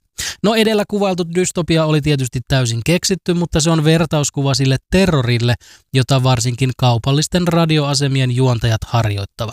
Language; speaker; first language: Finnish; native; Finnish